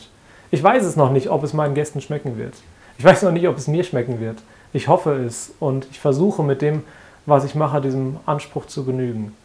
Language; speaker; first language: German; native; German